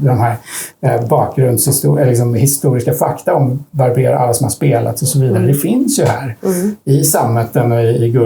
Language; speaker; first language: Swedish; native; Swedish